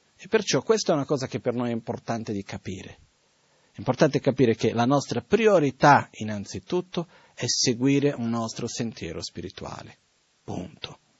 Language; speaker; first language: Italian; non-native, fluent; Portuguese